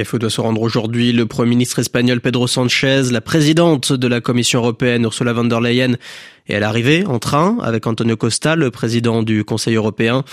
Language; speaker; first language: French; native; French